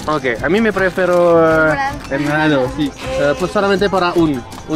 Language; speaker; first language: Spanish; non-native, learner; French